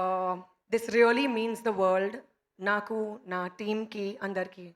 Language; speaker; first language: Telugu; non-native, learner; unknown